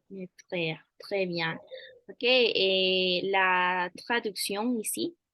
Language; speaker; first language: French; non-native, fluent; Spanish